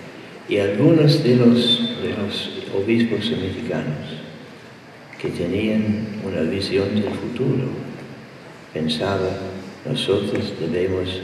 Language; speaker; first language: Spanish; non-native, fluent; English